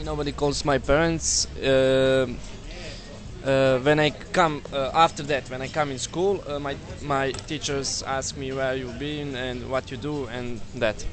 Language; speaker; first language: English; non-native, learner; Serbian